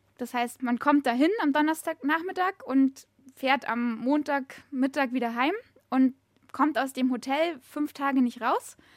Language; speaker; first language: German; native; German